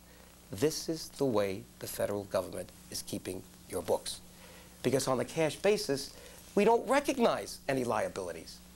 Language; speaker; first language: English; native; English